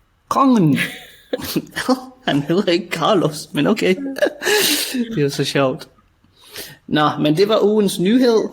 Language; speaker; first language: Danish; native; Danish